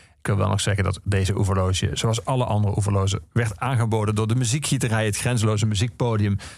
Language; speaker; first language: Dutch; native; Dutch